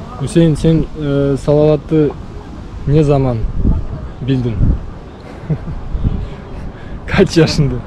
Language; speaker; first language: Turkish; non-native, learner; Bashkir